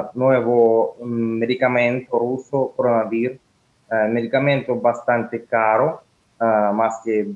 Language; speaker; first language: Spanish; non-native, learner; Russian